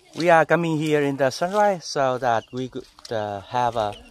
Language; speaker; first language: English; non-native, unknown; Vietnamese